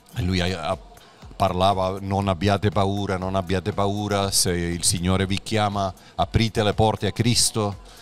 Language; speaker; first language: Italian; non-native, fluent; Spanish